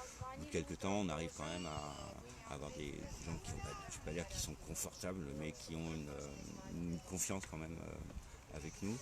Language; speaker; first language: French; native; French